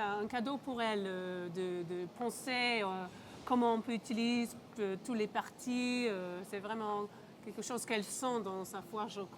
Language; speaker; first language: French; non-native, local second language; English